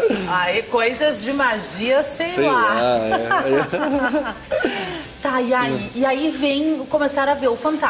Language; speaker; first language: Portuguese; native; Portuguese